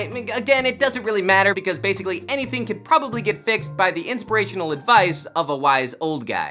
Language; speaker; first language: English; native; English